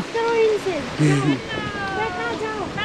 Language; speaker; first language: Hindi; non-native, local second language; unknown